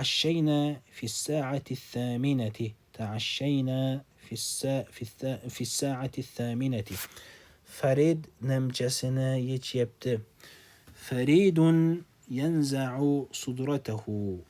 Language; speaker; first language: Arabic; non-native, fluent; Uzbek